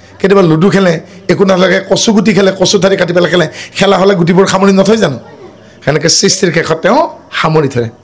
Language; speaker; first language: Assamese; non-native, local second language; Bodo